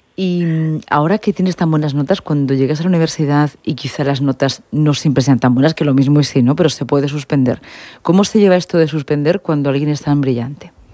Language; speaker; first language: Spanish; native; Spanish